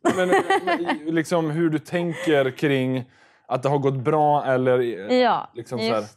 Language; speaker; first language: Swedish; native; Swedish